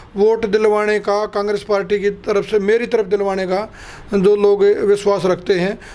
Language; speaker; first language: Hindi; native; Hindi